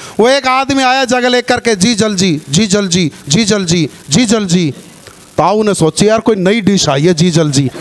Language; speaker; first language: Hindi; native; Hindi